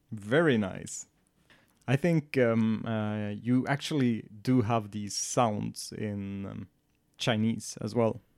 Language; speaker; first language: English; non-native, fluent; Swedish